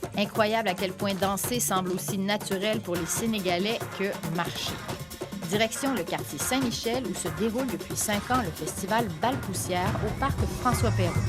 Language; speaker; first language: French; native; French